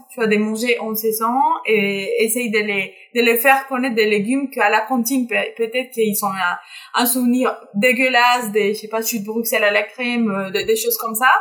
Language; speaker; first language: French; non-native, fluent; Spanish